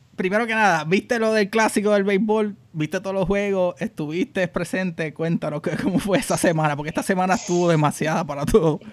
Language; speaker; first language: Spanish; native; Spanish